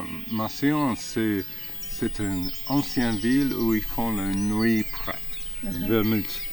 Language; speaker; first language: French; non-native, fluent; English